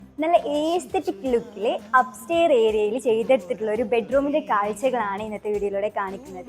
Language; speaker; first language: Malayalam; native; Malayalam